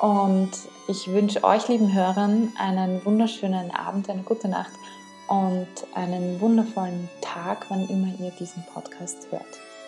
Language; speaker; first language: German; native; German